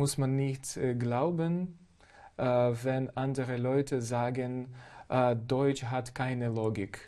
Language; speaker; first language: German; non-native, fluent; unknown